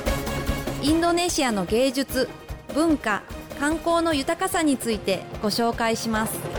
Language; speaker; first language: Japanese; non-native, fluent; Indonesian